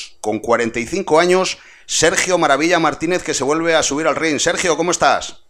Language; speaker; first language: Spanish; native; Spanish